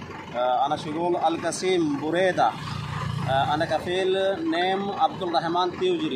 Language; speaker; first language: Arabic; non-native, learner; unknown